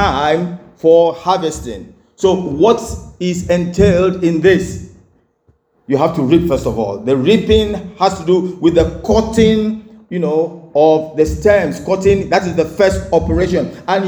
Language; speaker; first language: English; non-native, local second language; Igbo